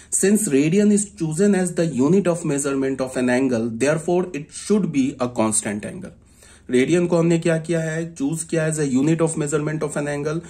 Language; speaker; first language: Hindi; native; Hindi